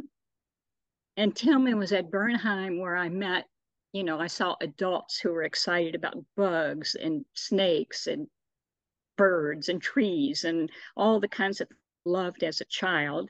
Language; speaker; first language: English; native; English